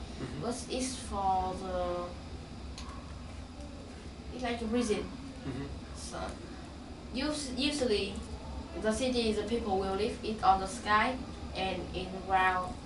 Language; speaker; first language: English; non-native, learner; Vietnamese